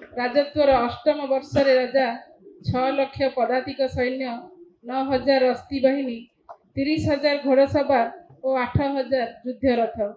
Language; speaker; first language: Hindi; non-native, local second language; Odia